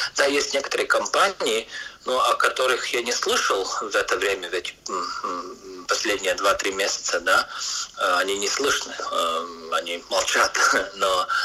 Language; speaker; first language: Russian; non-native, local second language; Latvian